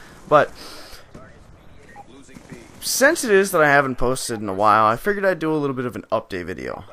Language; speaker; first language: English; native; English